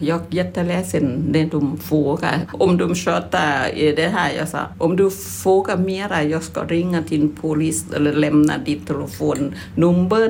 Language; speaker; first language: Swedish; non-native, learner; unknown